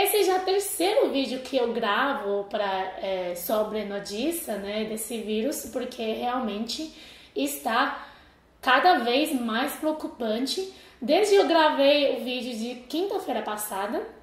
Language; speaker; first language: Portuguese; non-native, fluent; Chinese